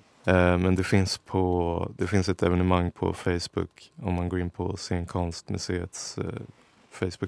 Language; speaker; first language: Swedish; native; Swedish